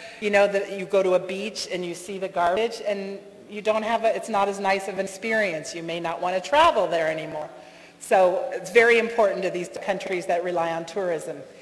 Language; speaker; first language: English; native; English